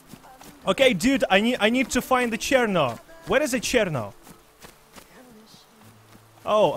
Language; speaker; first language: English; non-native, learner; Russian